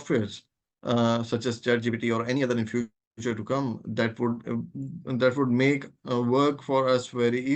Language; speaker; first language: English; non-native, local second language; Urdu